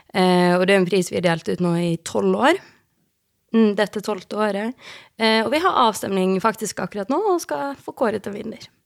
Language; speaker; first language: Norwegian; native; Norwegian